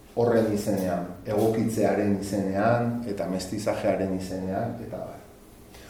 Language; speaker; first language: Basque; non-native, local second language; Spanish